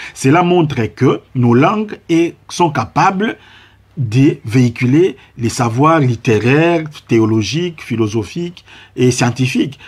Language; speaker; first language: French; non-native, local second language; Lingala